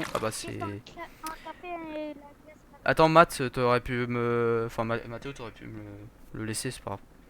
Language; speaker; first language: French; native; French